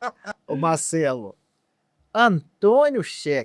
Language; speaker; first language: Portuguese; native; Portuguese